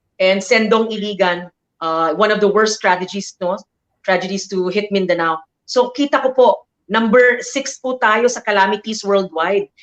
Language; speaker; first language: Filipino; non-native, local second language; Maranao